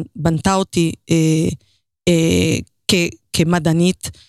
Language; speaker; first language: Hebrew; non-native, fluent; Spanish